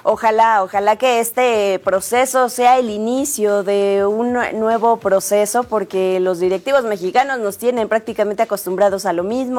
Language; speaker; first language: Spanish; native; Spanish